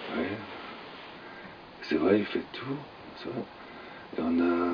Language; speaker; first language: French; native; French